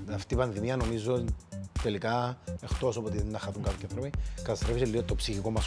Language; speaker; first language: Greek; native; Greek